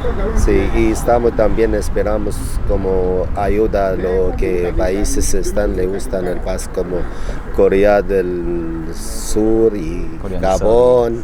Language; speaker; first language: Spanish; non-native, learner; Arabic